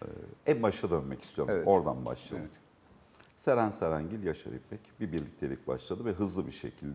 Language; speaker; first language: Turkish; native; Turkish